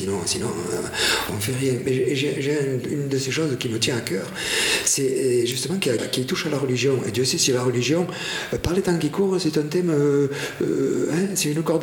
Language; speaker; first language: French; native; French